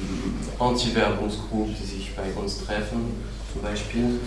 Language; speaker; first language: German; non-native, fluent; French